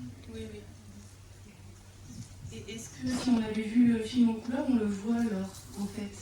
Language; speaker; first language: French; native; French